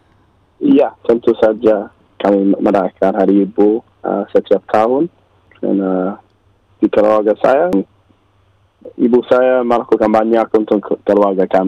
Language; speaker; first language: Indonesian; non-native, learner; English